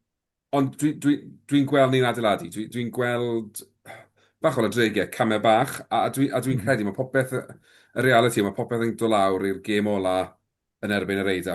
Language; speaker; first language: Welsh; native; Welsh